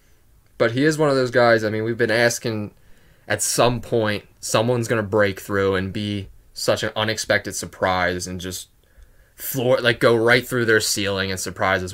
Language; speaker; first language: English; native; English